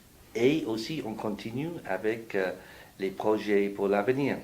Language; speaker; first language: French; non-native, fluent; English